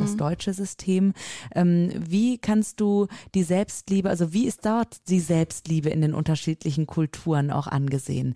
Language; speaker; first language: German; native; German